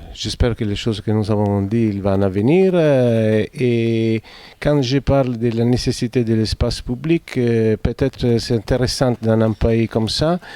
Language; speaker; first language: French; non-native, fluent; Italian